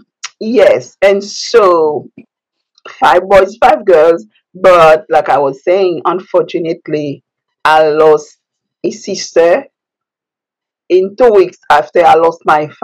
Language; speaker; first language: English; non-native, fluent; Haitian Creole